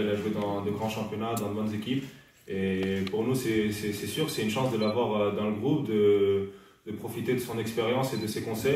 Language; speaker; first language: French; early bilingual, other home language; Arabic